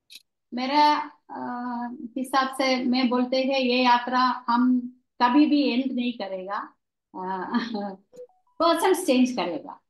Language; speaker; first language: Hindi; non-native, local second language; Malayalam